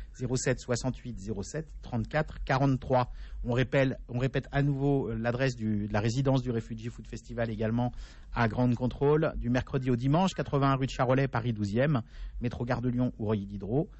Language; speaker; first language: French; native; French